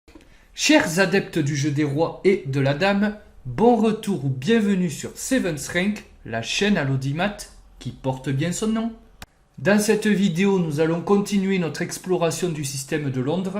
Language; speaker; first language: French; native; French